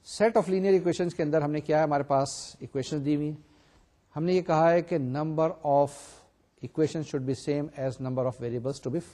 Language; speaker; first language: Urdu; native; Urdu